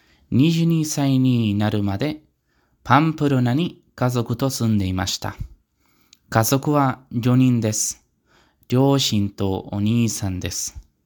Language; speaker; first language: Japanese; non-native, learner; Spanish